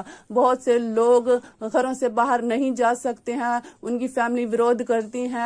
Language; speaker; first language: Hindi; native; Hindi